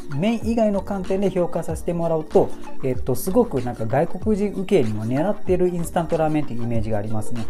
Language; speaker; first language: Japanese; non-native, fluent; Malay